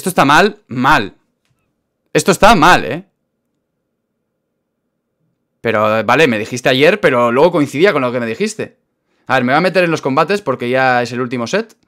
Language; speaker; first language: Spanish; native; Spanish